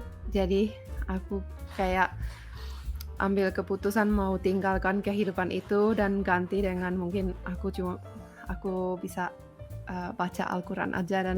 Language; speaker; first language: Indonesian; non-native, fluent; Finnish